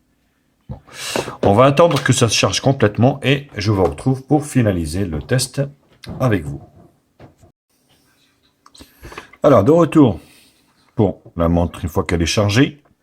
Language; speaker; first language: French; native; French